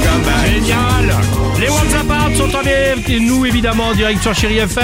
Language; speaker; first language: French; native; French